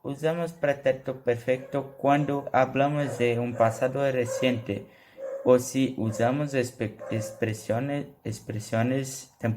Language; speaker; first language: Spanish; non-native, learner; Portuguese